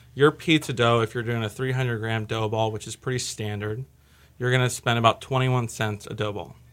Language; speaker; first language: English; native; English